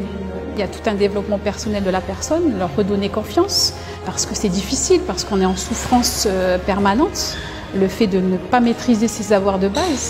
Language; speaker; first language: French; native; French